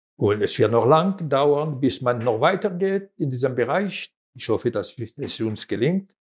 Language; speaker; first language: German; non-native, local second language; French